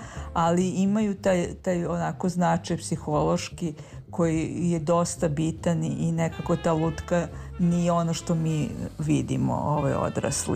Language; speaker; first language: Serbian; native; Serbian